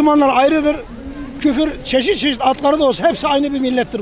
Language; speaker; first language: Turkish; native; Turkish